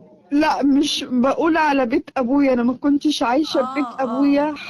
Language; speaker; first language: Arabic; native; Arabic